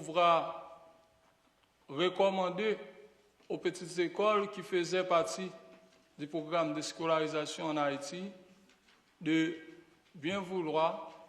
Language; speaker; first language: French; non-native, local second language; Haitian Creole